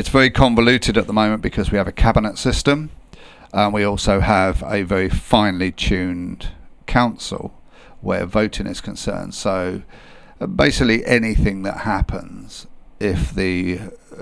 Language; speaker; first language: English; native; English